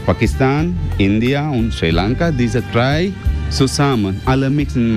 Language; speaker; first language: German; non-native, learner; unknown